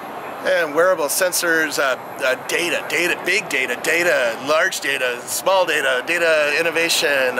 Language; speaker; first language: English; native; English